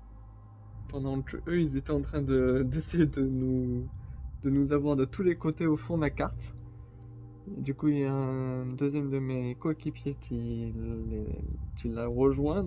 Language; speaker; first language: French; native; French